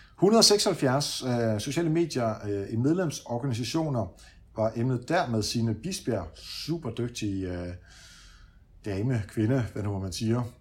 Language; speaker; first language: Danish; early bilingual, other home language; Dutch